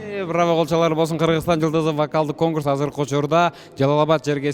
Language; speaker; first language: Kyrgyz; native; Kyrgyz